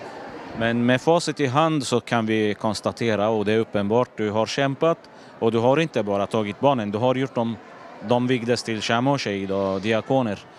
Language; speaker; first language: Swedish; non-native, local second language; Turoyo